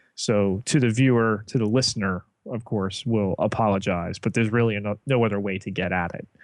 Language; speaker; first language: English; native; English